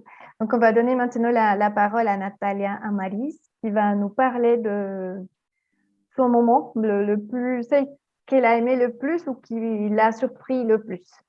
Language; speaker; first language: French; non-native, fluent; Spanish